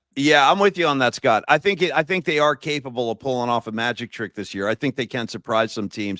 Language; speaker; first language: English; native; English